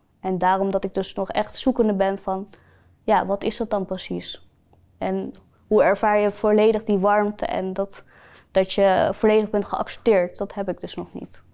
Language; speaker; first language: Dutch; early bilingual, other home language; Spanish